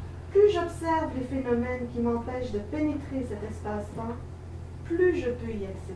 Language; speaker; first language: French; native; French